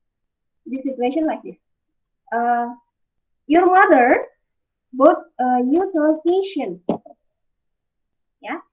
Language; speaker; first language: English; non-native, fluent; Indonesian